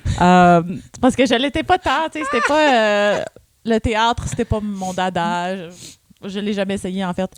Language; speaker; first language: French; early bilingual, other home language; English